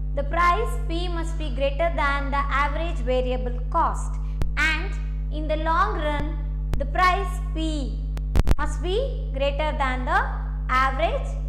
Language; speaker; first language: English; non-native, local second language; Kannada